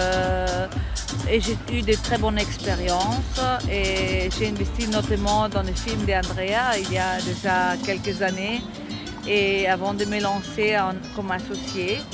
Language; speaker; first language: French; non-native, fluent; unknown